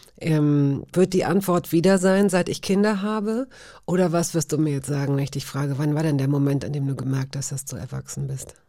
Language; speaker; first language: German; native; German